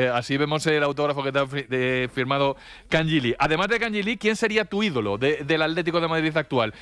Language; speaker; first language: Spanish; native; Spanish